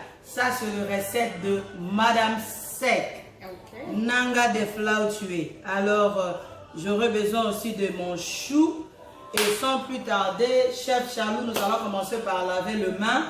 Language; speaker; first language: French; non-native, local second language; Lingala